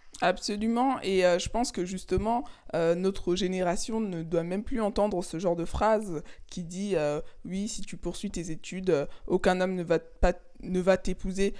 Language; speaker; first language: French; native; French